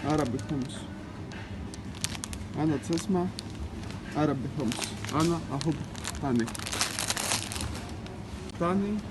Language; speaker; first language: Arabic; non-native, learner; Greek